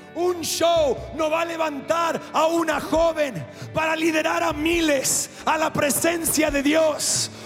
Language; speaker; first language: Spanish; non-native, fluent; English